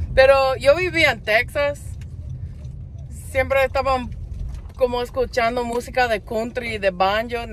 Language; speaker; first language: Spanish; non-native, fluent; English